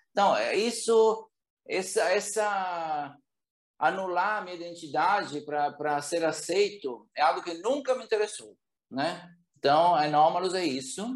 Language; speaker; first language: Portuguese; non-native, fluent; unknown